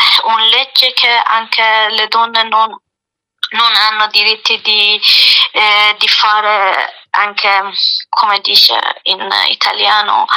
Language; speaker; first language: Italian; non-native, learner; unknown